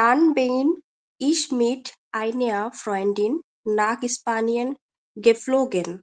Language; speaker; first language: German; non-native, learner; Bangla